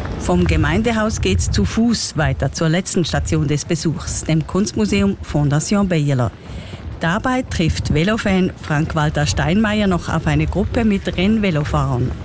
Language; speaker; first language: German; native; German